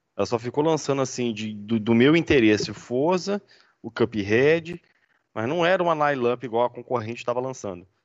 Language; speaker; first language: Portuguese; native; Portuguese